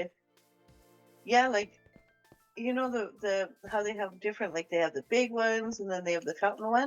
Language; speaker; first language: English; native; English